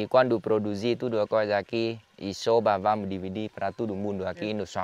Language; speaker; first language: Portuguese; non-native, learner; Vietnamese